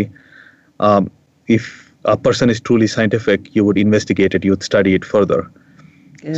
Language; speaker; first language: English; non-native, local second language; Kannada